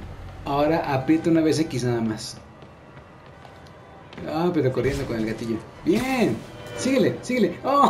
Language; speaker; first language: Spanish; native; Spanish